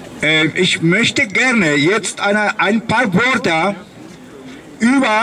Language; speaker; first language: German; non-native, learner; Spanish